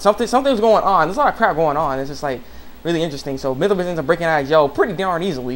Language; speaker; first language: English; native; English